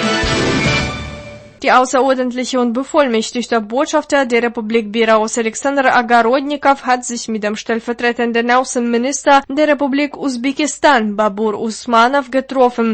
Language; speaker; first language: German; non-native, fluent; Russian